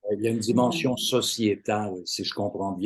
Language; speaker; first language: French; native; French